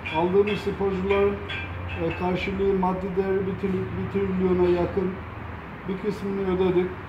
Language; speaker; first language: Turkish; native; Turkish